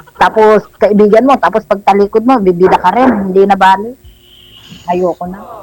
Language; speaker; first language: Filipino; native; Filipino